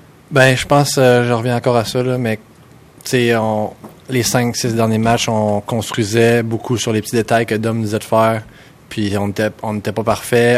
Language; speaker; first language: French; native; French